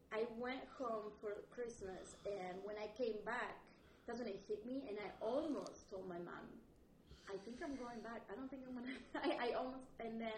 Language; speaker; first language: English; non-native, fluent; Spanish